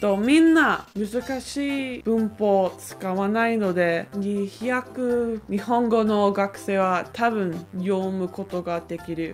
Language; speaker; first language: Japanese; non-native, learner; English